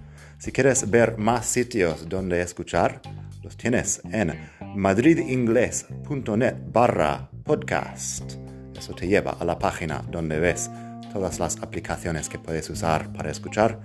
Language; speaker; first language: Spanish; non-native, fluent; English